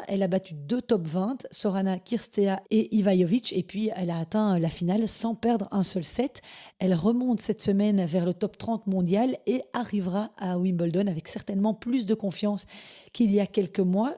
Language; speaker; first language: French; native; French